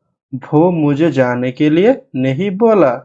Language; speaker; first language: Hindi; non-native, learner; Bangla